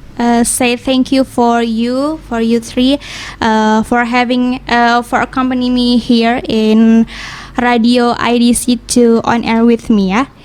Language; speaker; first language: English; non-native, learner; Indonesian